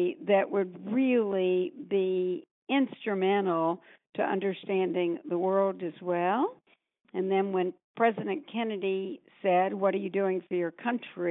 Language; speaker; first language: English; native; English